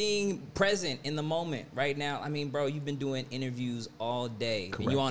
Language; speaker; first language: English; native; English